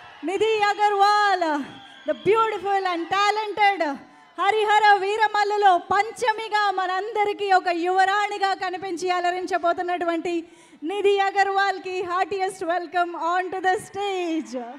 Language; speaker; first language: Telugu; native; Telugu